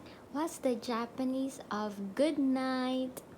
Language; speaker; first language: English; non-native, local second language; Filipino